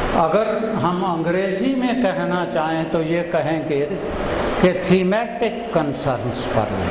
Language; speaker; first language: Hindi; non-native, local second language; Punjabi